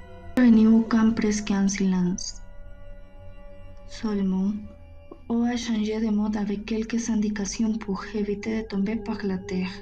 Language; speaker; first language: French; non-native, learner; Spanish